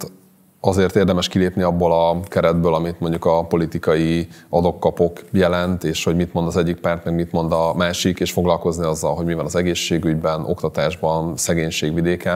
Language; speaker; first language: Hungarian; native; Hungarian